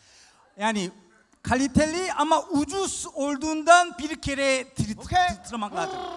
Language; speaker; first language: Turkish; non-native, fluent; Korean